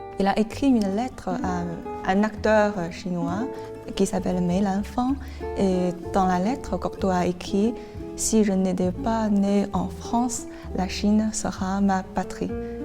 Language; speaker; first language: French; non-native, fluent; Chinese